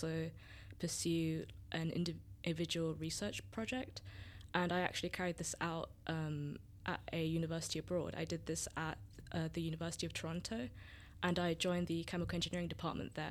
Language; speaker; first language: English; native; English